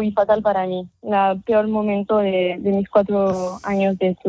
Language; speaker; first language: Spanish; non-native, fluent; French